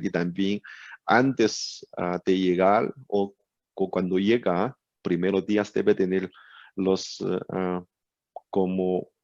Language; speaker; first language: Spanish; non-native, learner; Chinese